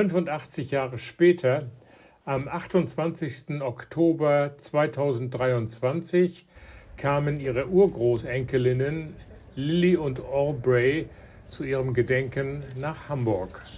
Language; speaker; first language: German; native; German